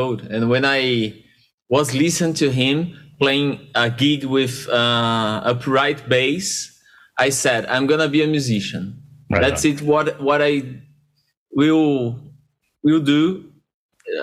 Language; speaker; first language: English; non-native, fluent; Portuguese